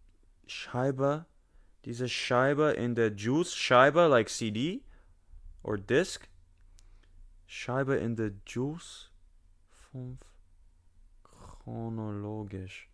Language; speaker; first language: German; non-native, learner; English